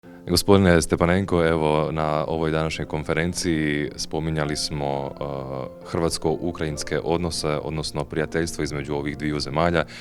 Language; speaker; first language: Bosnian; native; Bosnian